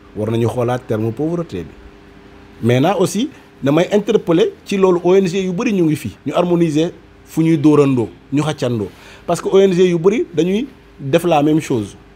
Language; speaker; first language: Wolof; non-native, local second language; Fula